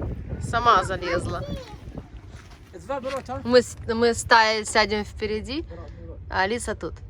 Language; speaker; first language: Russian; native; Russian